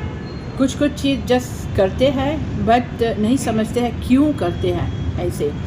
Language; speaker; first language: Hindi; non-native, fluent; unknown